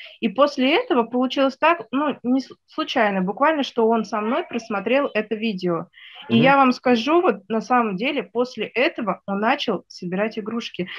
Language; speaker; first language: Russian; native; Russian